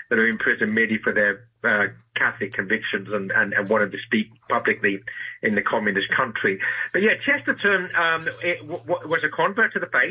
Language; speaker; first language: English; native; English